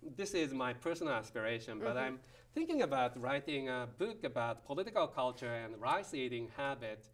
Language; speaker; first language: English; non-native, fluent; Japanese